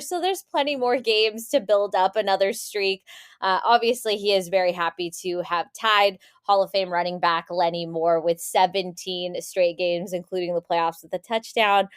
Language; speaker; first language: English; native; English